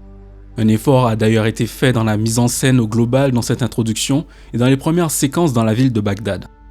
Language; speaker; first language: French; native; French